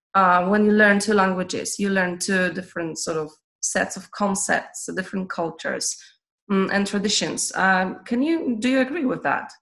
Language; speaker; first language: English; non-native, fluent; Polish